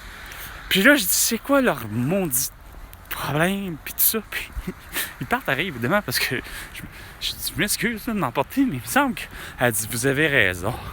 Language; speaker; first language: French; native; French